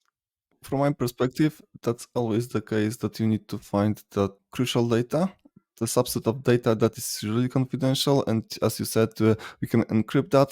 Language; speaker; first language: English; non-native, fluent; Polish